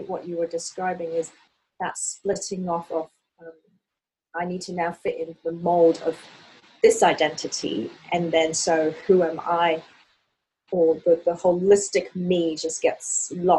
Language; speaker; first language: English; non-native, local second language; Cantonese